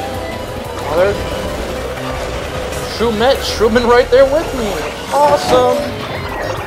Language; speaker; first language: English; native; English